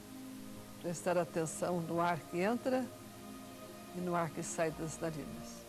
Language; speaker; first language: Portuguese; native; Portuguese